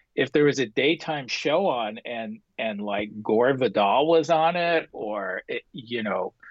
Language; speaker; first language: English; native; English